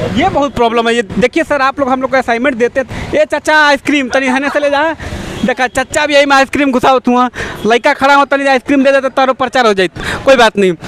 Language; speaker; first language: Hindi; native; Hindi